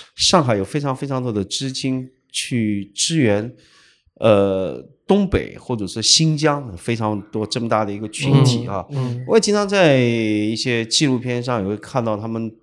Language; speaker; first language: Chinese; non-native, local second language; Min Nan Chinese